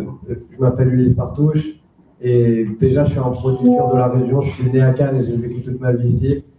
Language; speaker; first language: French; native; French